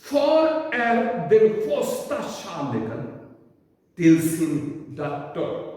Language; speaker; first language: Swedish; non-native, learner; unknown